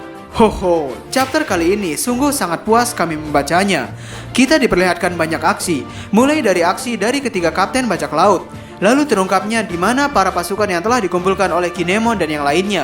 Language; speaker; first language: Indonesian; native; Indonesian